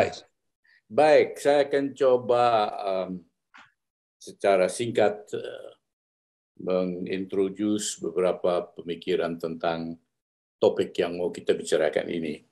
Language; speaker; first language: Malay; native; Malay